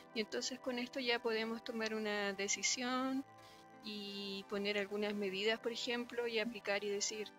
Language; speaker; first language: Spanish; native; Spanish